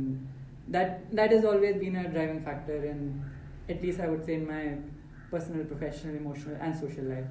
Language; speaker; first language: English; non-native, local second language; Hindi